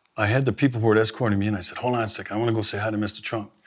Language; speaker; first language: English; native; English